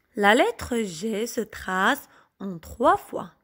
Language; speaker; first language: French; non-native, local second language; Arabic